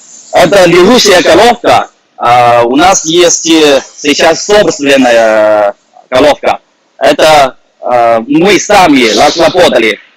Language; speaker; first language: Russian; non-native, fluent; Chinese